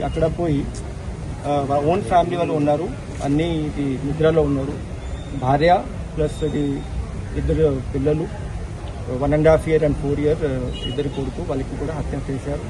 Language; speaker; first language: Telugu; non-native, learner; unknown